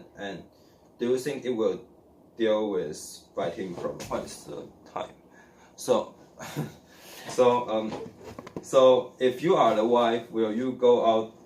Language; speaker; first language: English; non-native, learner; Chinese